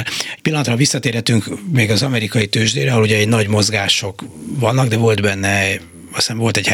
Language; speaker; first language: Hungarian; native; Hungarian